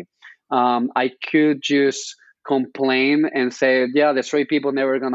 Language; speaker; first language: English; non-native, fluent; Spanish